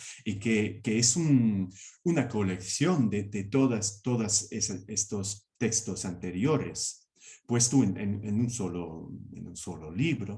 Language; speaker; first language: Spanish; non-native, fluent; English